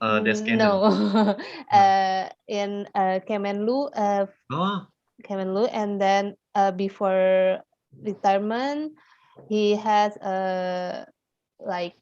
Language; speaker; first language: English; non-native, learner; Indonesian